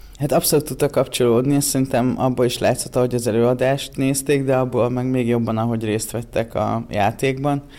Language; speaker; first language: Hungarian; native; Hungarian